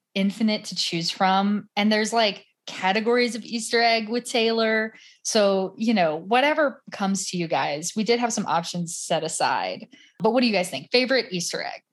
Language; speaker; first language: English; native; English